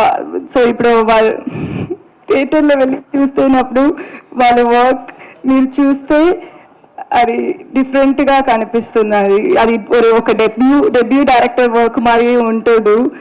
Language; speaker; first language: Telugu; non-native, learner; Tamil